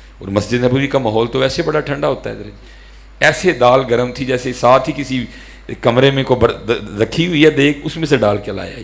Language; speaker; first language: Urdu; non-native, local second language; Punjabi